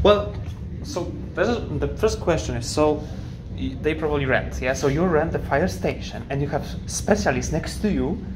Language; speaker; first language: English; non-native, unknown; Polish